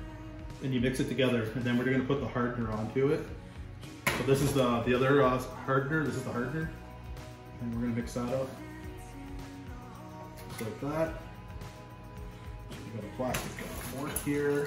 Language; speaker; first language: English; native; English